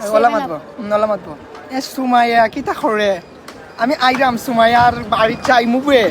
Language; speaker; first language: Bangla; native; Bangla